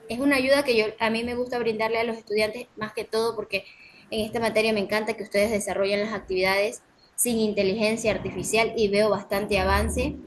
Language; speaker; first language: Spanish; native; Spanish